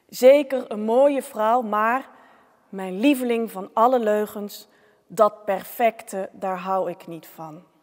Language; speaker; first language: Dutch; native; Dutch